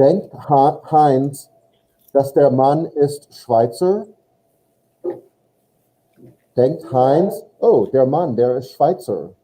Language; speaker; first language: German; non-native, fluent; English